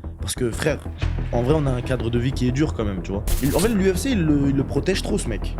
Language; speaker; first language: French; early bilingual, other home language; Chechen